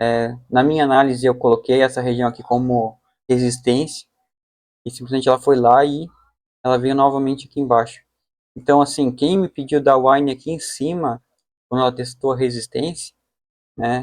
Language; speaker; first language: Portuguese; native; Portuguese